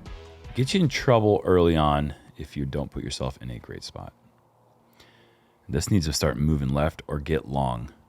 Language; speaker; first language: English; native; English